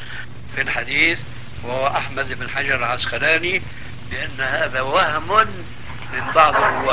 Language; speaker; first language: Arabic; native; Arabic